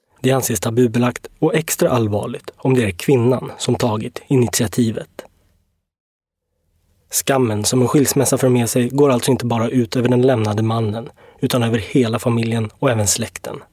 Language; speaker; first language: Swedish; native; Swedish